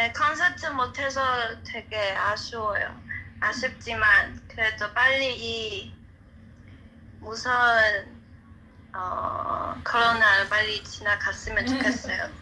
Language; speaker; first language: Korean; non-native, fluent; Japanese